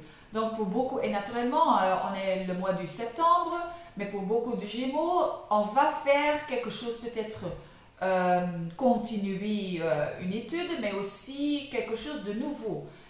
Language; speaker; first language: French; non-native, local second language; Dutch